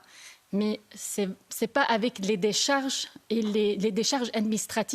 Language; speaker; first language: French; non-native, learner; Arabic